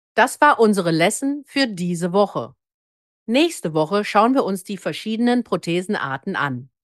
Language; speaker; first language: German; native; German